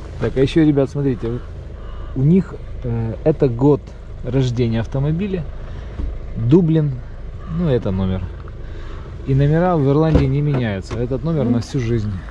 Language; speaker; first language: Russian; native; Russian